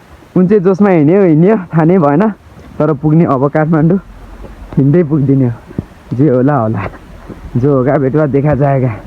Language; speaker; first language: Nepali; native; Nepali